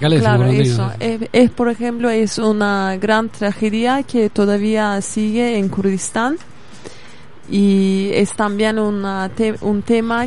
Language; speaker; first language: Spanish; non-native, fluent; Kurdish